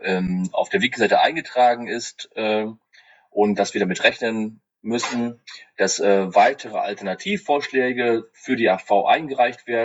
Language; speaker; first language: German; native; German